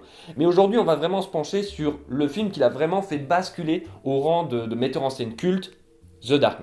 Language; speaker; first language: French; native; French